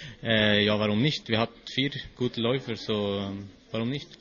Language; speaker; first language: German; non-native, learner; Swedish